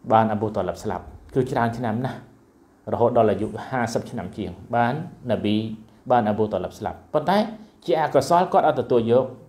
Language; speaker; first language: Khmer; non-native, local second language; Western Cham